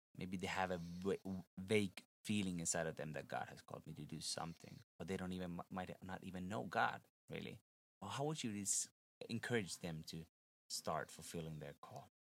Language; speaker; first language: English; non-native, fluent; Finnish